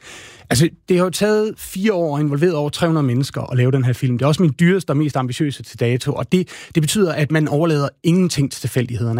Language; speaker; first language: Danish; native; Danish